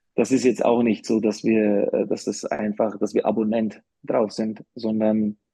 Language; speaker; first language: German; non-native, fluent; Slovak